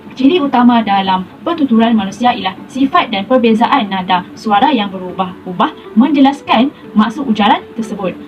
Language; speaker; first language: Malay; native; Malay